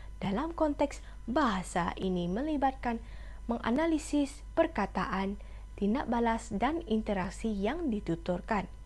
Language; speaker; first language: Malay; non-native, local second language; Iban